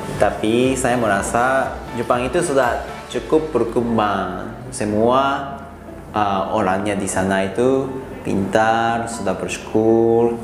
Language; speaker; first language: Indonesian; non-native, fluent; Japanese